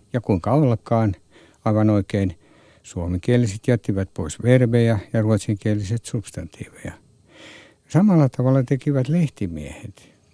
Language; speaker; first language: Finnish; native; Finnish